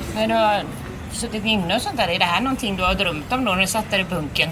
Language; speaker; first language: Swedish; native; Swedish